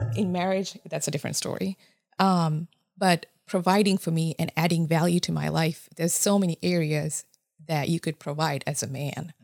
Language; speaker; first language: English; non-native, fluent; Japanese